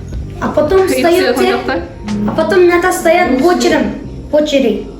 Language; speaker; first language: Russian; non-native, local second language; Kazakh